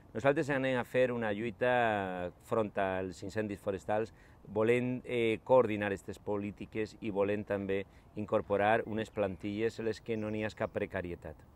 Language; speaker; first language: Catalan; non-native, local second language; Spanish